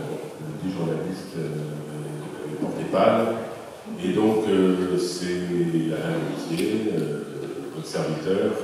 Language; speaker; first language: French; native; French